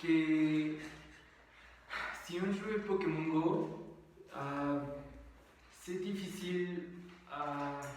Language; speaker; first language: French; non-native, learner; Spanish